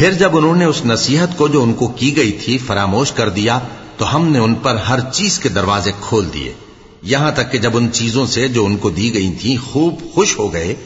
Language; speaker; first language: Urdu; native; Urdu